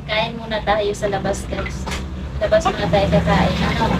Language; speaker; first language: Filipino; native; Filipino